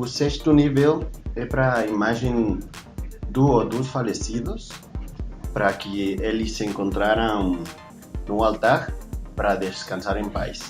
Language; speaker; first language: Portuguese; non-native, learner; Spanish